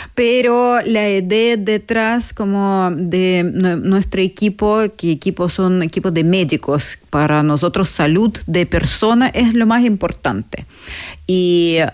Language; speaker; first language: Spanish; non-native, fluent; Russian